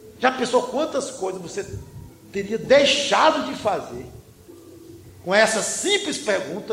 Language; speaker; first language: Portuguese; native; Portuguese